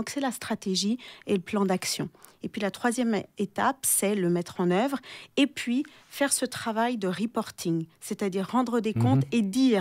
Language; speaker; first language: French; native; French